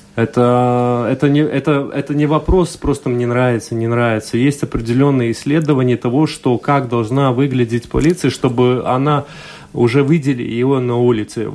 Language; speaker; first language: Russian; non-native, local second language; Latvian